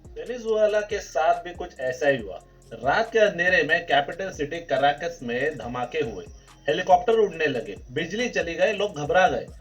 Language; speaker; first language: Hindi; native; Hindi